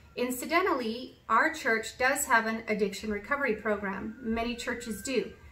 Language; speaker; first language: English; native; English